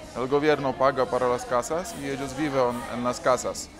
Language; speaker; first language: Spanish; non-native, learner; Polish